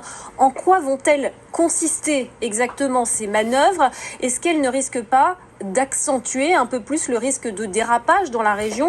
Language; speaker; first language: French; native; French